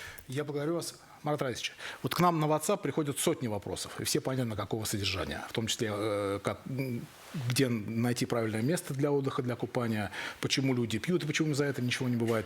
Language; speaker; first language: Russian; native; Russian